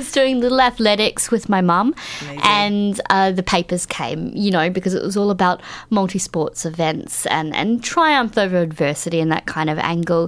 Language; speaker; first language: English; native; English